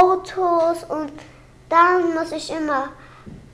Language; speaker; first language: German; early bilingual, other home language; Turkish